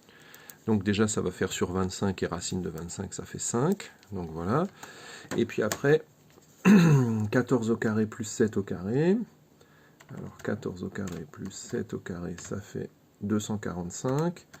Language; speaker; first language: French; native; French